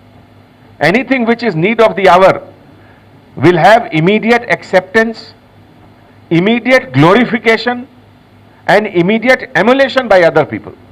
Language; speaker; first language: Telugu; non-native, local second language; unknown